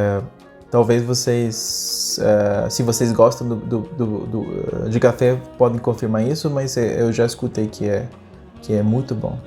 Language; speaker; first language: Portuguese; non-native, fluent; Spanish